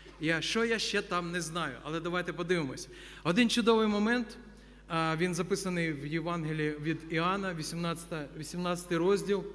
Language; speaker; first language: Ukrainian; non-native, local second language; Russian